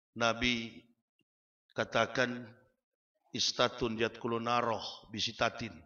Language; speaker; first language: Malay; native; Malay